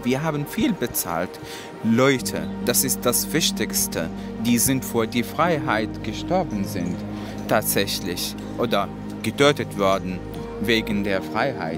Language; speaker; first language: German; non-native, fluent; Arabic